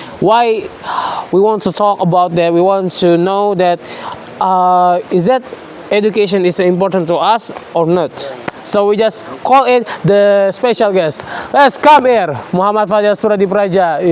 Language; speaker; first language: English; non-native, learner; Indonesian